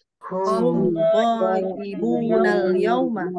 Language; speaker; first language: Arabic; non-native, learner; Indonesian